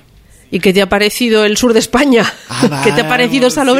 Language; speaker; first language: Spanish; native; Spanish